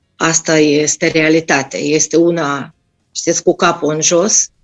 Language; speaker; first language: Romanian; non-native, fluent; Russian